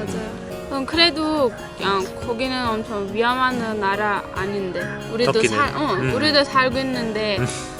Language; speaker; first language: Korean; non-native, learner; Turkish